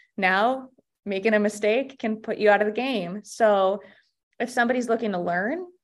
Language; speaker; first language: English; early bilingual, other home language; Russian